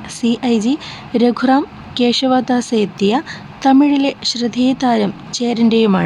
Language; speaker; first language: Malayalam; native; Malayalam